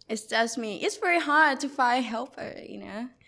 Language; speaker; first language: English; non-native, learner; Thai